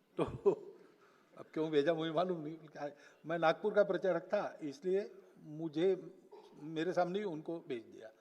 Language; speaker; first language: Hindi; non-native, local second language; Marathi